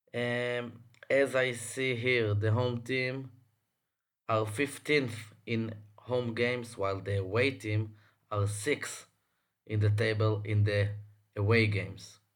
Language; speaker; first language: English; non-native, fluent; Hebrew